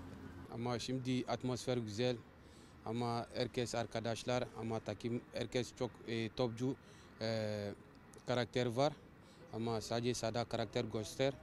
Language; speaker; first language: Turkish; non-native, learner; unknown